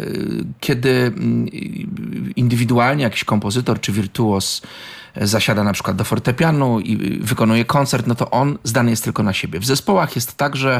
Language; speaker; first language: Polish; native; Polish